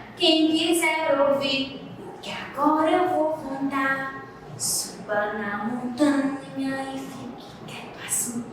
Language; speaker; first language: Portuguese; native; Portuguese